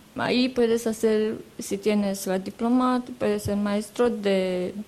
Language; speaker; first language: Spanish; non-native, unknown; Romanian